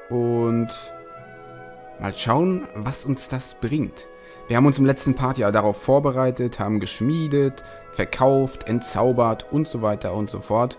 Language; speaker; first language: German; native; German